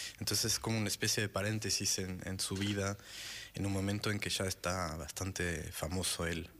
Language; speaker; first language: Spanish; non-native, fluent; French